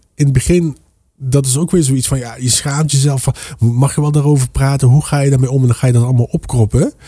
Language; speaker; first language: Dutch; early bilingual, other home language; Papiamento